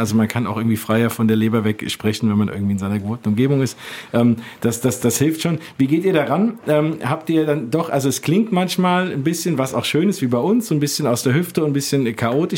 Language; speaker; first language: German; native; German